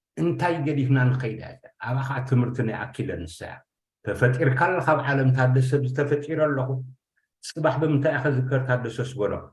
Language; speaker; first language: Tigrinya; native; Tigrinya